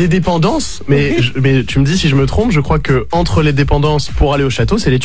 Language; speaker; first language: French; native; French